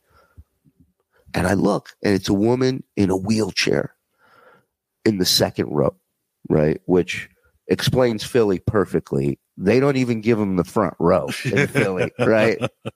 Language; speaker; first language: English; native; English